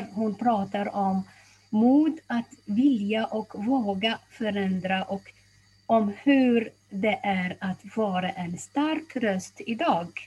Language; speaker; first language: Swedish; non-native, fluent; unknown